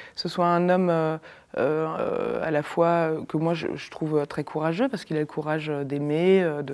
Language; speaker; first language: French; native; French